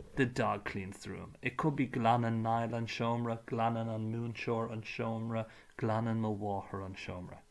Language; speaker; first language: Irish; non-native, local second language; English